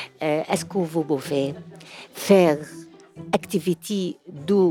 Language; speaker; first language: French; non-native, learner; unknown